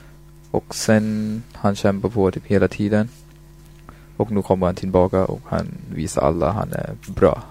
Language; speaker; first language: Swedish; non-native, fluent; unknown